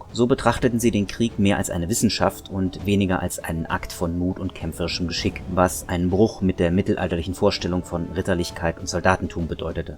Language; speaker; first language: German; native; German